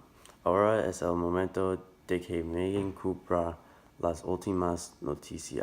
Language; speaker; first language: Spanish; non-native, learner; English